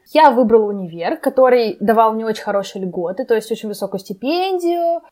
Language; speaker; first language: Russian; native; Russian